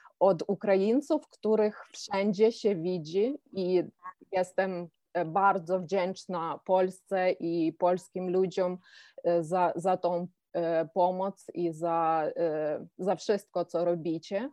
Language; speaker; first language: Polish; non-native, fluent; Ukrainian